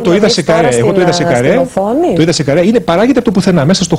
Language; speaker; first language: Greek; native; Greek